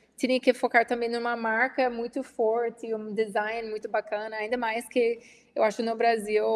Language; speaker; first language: Portuguese; non-native, fluent; English